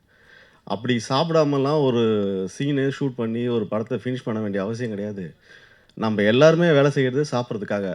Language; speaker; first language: Tamil; native; Tamil